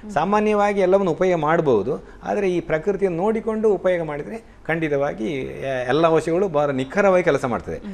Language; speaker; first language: Kannada; non-native, local second language; Tulu